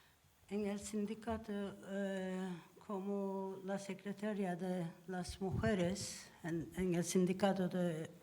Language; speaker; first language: Spanish; non-native, learner; Turkish